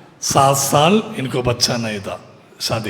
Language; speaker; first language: Hindi; non-native, local second language; Malayalam